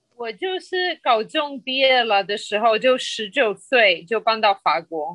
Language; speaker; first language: Chinese; non-native, fluent; Spanish